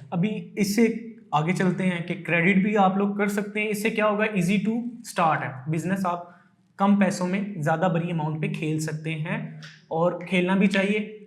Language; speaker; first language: Urdu; non-native, local second language; Punjabi